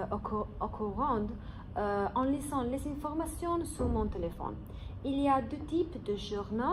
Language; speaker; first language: French; non-native, fluent; English